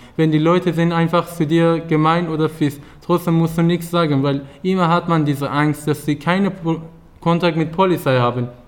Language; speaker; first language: German; non-native, learner; Persian